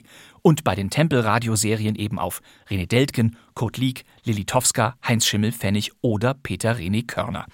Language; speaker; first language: German; native; German